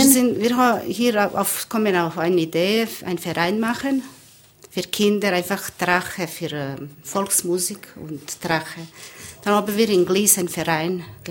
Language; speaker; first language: German; non-native, learner; Bosnian